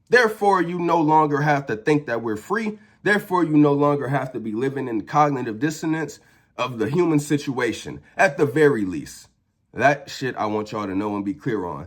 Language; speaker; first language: English; native; English